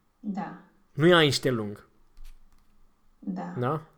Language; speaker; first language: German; non-native, fluent; Romanian